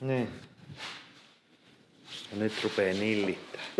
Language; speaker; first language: Finnish; native; Finnish